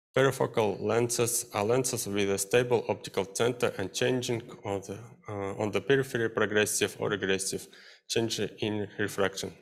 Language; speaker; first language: English; non-native, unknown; Russian